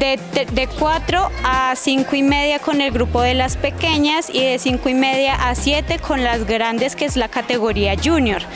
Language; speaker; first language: Spanish; native; Spanish